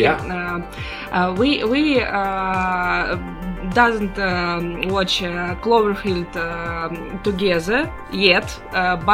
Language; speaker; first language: English; non-native, learner; Russian